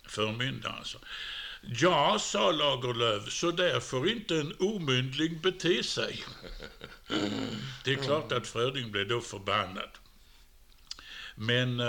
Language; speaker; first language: Swedish; native; Swedish